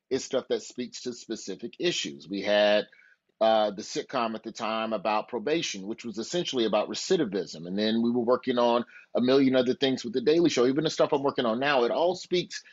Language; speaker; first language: English; native; English